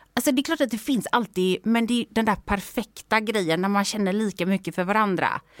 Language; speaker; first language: Swedish; native; Swedish